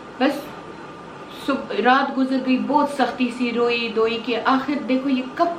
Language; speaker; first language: Urdu; non-native, local second language; Pashto